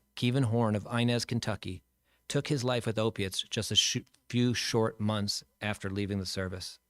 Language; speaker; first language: English; native; English